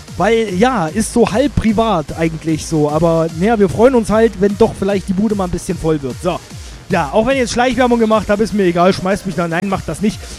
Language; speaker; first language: German; native; German